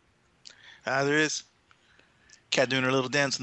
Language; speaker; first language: English; native; English